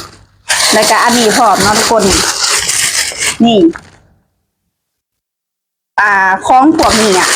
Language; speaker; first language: Thai; non-native, local second language; Lao